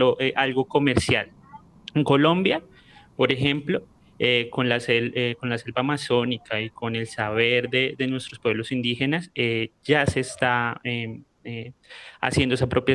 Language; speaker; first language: Spanish; native; Spanish